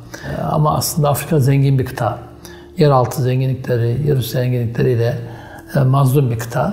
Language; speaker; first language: Turkish; native; Turkish